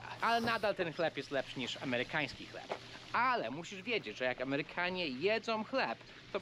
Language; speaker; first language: Polish; non-native, fluent; English